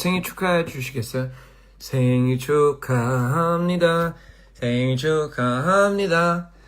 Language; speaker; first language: Korean; early bilingual, heritage; English